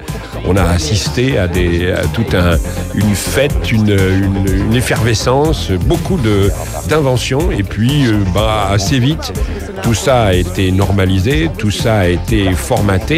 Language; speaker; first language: French; native; French